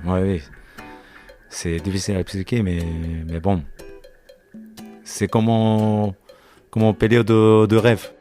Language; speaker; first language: French; non-native, learner; Japanese